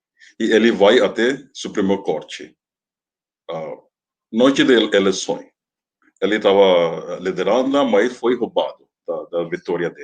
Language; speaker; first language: Portuguese; non-native, fluent; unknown